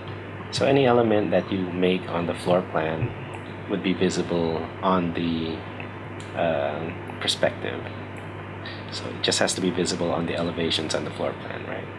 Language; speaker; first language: English; native; English